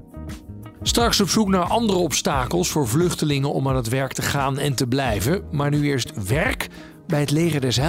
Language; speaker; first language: Dutch; native; Dutch